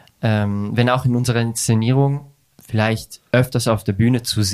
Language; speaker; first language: German; native; German